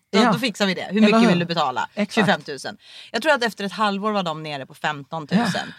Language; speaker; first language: Swedish; native; Swedish